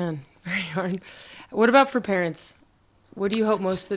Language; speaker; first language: English; native; English